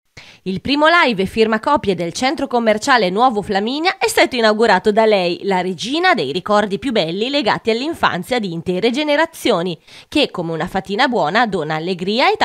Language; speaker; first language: Italian; native; Italian